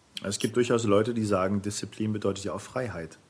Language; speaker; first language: German; native; German